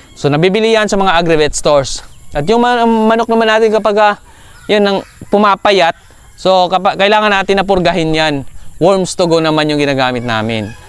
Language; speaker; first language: Filipino; non-native, local second language; Cebuano